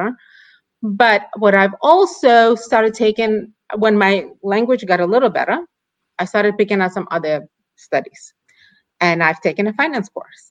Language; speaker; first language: English; non-native, fluent; Ukrainian